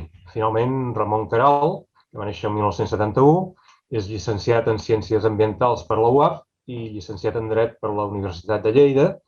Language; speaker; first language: Catalan; native; Catalan